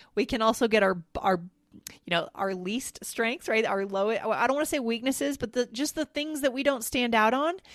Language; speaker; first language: English; native; English